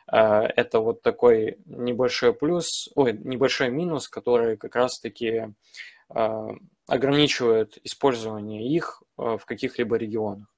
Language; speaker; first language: Russian; native; Russian